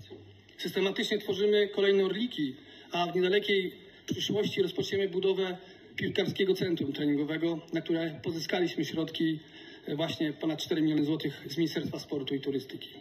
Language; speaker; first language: Polish; native; Polish